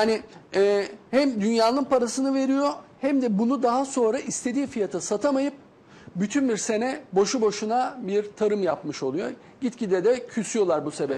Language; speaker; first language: Turkish; native; Turkish